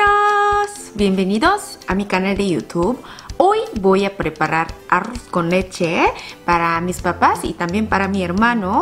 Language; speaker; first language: Spanish; non-native, fluent; Korean